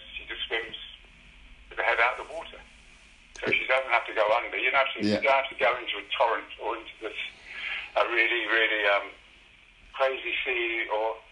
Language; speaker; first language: English; native; English